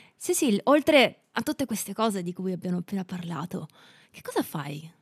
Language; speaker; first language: Italian; native; Italian